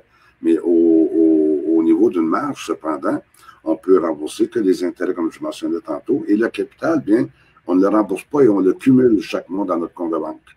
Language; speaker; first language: French; native; French